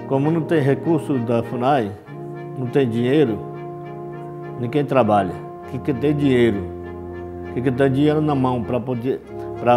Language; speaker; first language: Portuguese; non-native, local second language; Yanomámi